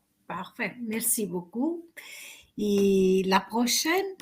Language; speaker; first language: French; non-native, fluent; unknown